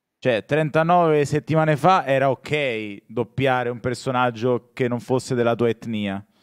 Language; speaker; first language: Italian; native; Italian